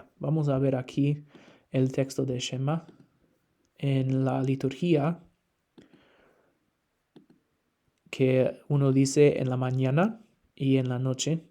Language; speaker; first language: Spanish; non-native, fluent; English